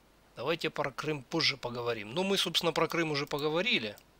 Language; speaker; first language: Russian; native; Russian